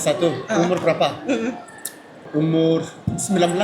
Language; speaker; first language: Indonesian; non-native, learner; Korean